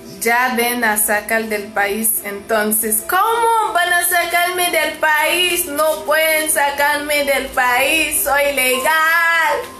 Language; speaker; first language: Spanish; non-native, fluent; Haitian Creole